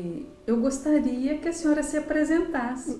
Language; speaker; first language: Portuguese; native; Portuguese